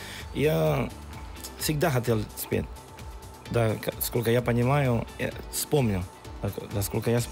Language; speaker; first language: Russian; non-native, learner; Spanish